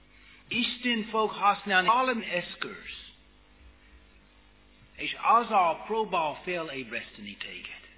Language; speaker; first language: Hungarian; non-native, fluent; English